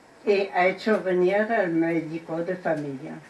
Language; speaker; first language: Spanish; non-native, fluent; French